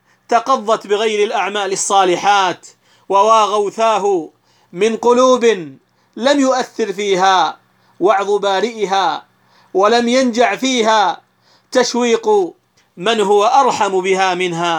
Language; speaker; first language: Arabic; native; Arabic